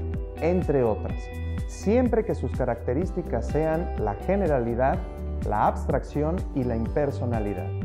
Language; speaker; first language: Spanish; native; Spanish